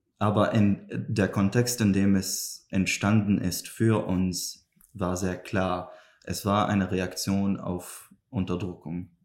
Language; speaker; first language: German; non-native, fluent; Arabic